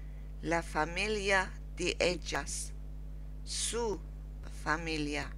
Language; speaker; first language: Spanish; non-native, learner; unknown